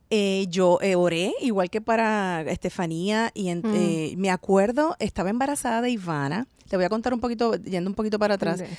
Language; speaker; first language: Spanish; native; Spanish